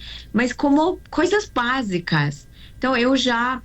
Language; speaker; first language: Portuguese; non-native, learner; Persian